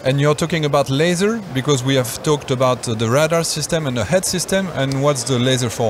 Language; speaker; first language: English; non-native, fluent; French